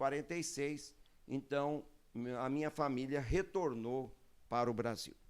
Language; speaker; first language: Portuguese; early bilingual, other home language; Arabic